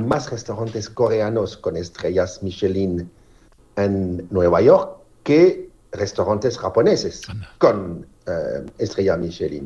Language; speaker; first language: Spanish; non-native, fluent; French